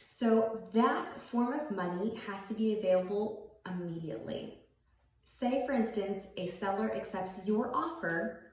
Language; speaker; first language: English; native; English